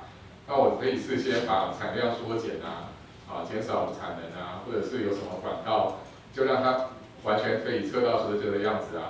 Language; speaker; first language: Chinese; native; Chinese